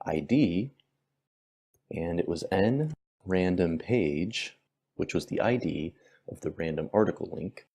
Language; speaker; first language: English; native; English